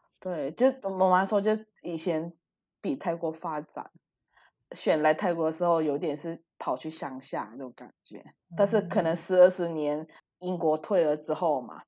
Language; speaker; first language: Chinese; early bilingual, heritage; Chinese